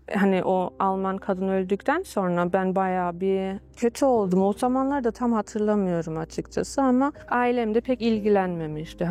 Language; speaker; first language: Turkish; early bilingual, heritage; Turkish